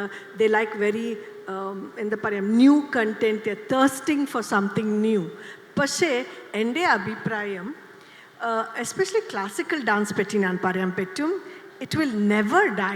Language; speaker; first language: Malayalam; non-native, fluent; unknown